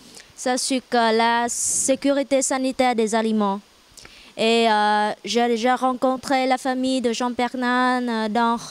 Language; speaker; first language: French; non-native, learner; Vietnamese